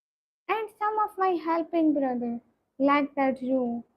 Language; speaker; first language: English; non-native, learner; Punjabi